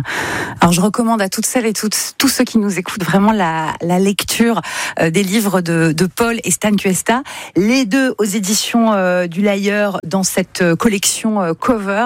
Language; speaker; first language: French; native; French